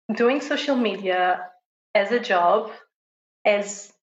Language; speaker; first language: English; non-native, fluent; Portuguese